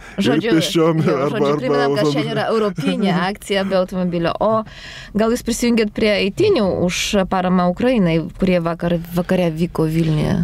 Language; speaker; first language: Lithuanian; non-native, local second language; Polish